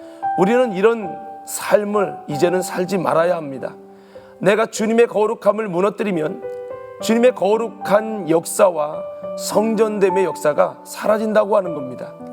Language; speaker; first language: Korean; native; Korean